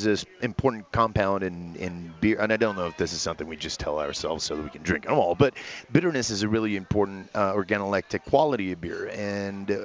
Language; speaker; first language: English; non-native, fluent; Italian